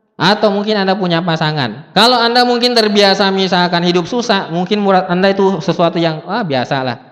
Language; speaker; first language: Indonesian; non-native, local second language; Buginese